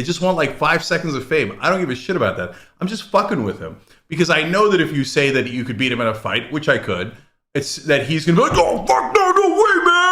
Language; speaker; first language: English; native; English